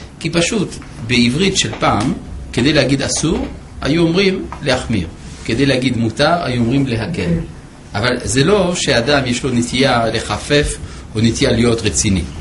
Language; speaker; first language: Hebrew; non-native, fluent; French